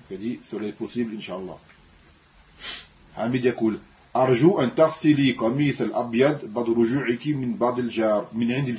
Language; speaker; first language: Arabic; non-native, fluent; French